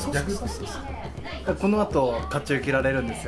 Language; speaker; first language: Japanese; native; Japanese